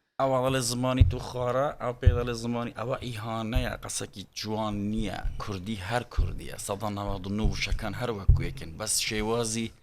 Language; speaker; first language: Central Kurdish; non-native, local second language; Kurdish